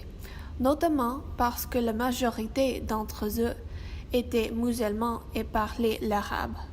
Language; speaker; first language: French; non-native, learner; English